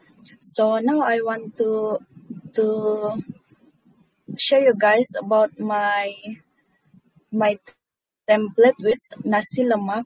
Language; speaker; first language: English; non-native, local second language; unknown